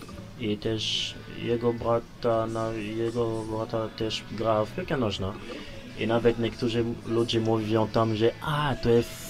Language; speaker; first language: Polish; non-native, learner; Lingala